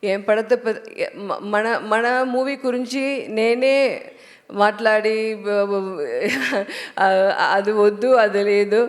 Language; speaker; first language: Telugu; non-native, learner; Tamil